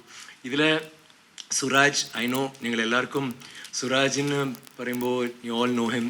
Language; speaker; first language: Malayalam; non-native, learner; Tamil